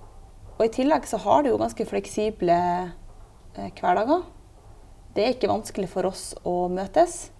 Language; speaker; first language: Norwegian; native; Norwegian